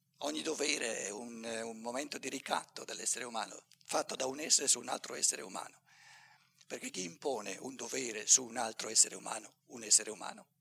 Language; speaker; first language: Italian; native; Italian